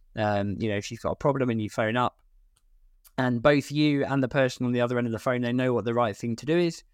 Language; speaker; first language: English; native; English